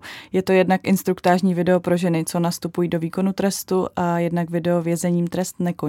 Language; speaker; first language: Czech; native; Czech